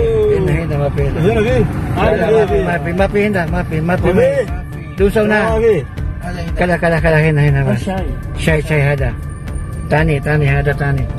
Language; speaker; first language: Arabic; non-native, learner; Filipino